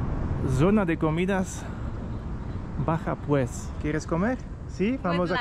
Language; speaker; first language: Spanish; non-native, learner; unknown